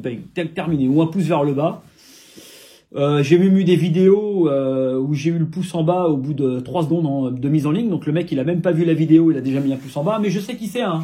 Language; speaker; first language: French; native; French